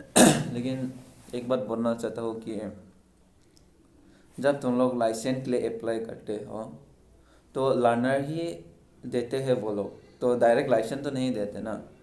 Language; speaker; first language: Hindi; non-native, local second language; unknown